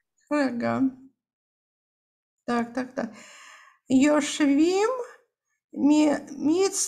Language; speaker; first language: Hebrew; non-native, fluent; Russian